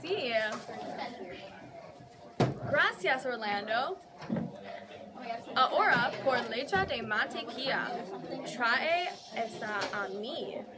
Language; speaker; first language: Spanish; non-native, learner; English